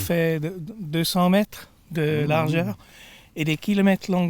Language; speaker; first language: French; non-native, fluent; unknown